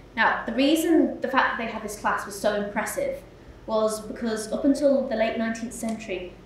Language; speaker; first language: English; native; English